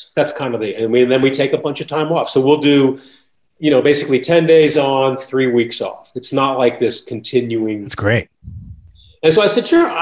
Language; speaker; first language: English; native; English